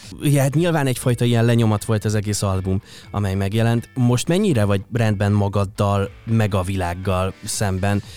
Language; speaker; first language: Hungarian; native; Hungarian